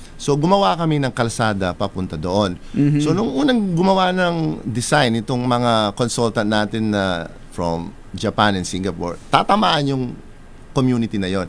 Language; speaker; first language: Filipino; non-native, local second language; Pampanga